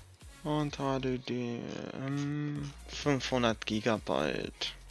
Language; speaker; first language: German; native; German